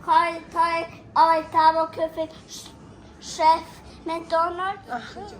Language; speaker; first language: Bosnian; early bilingual, heritage; Croatian